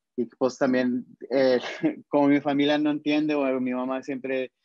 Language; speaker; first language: Spanish; early bilingual, heritage; Spanish